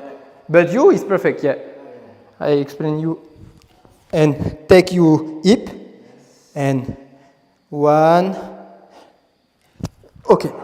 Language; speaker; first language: English; non-native, learner; French